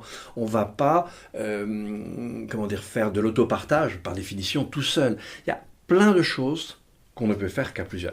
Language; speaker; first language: French; native; French